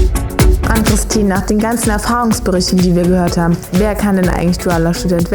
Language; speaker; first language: German; native; German